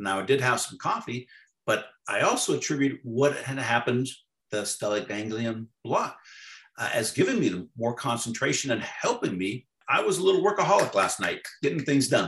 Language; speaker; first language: English; native; English